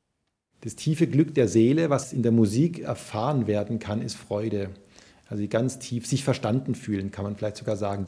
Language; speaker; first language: German; native; German